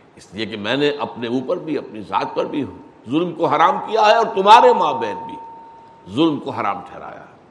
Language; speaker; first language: Urdu; native; Urdu